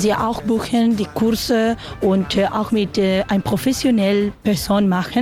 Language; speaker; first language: German; non-native, learner; Spanish